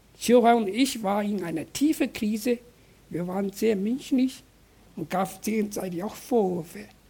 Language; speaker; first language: German; non-native, fluent; Chinese